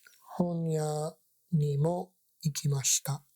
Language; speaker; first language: Japanese; non-native, learner; English